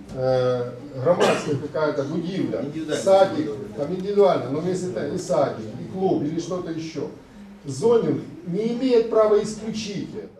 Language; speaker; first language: Russian; non-native, local second language; Ukrainian